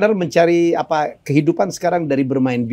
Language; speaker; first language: Indonesian; native; Indonesian